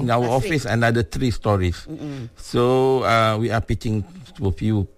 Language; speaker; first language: English; non-native, local second language; Malay